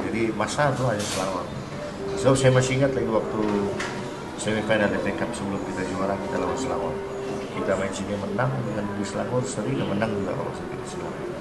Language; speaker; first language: Malay; native; Malay